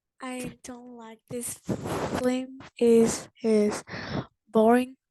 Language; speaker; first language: English; non-native, learner; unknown